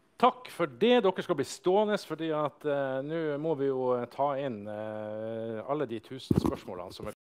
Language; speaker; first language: Norwegian; native; Norwegian